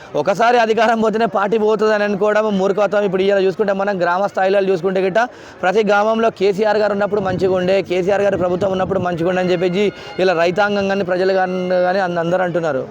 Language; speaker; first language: Telugu; native; Telugu